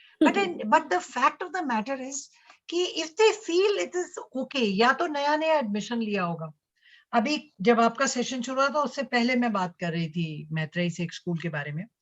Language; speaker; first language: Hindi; native; Hindi